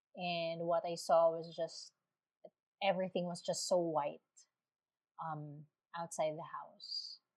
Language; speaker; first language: English; non-native, local second language; Waray